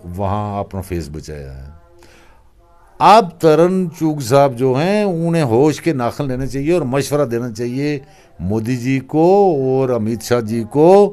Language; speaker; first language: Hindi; non-native, local second language; Kashmiri